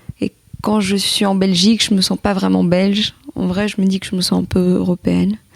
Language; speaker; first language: French; early bilingual, other home language; Greek